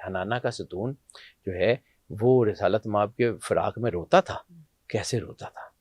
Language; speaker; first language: Urdu; non-native, local second language; Punjabi